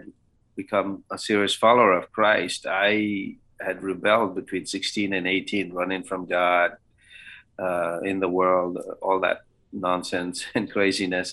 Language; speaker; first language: English; non-native, local second language; Kannada